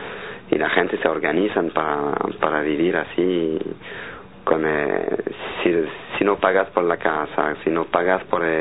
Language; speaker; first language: Spanish; non-native, fluent; French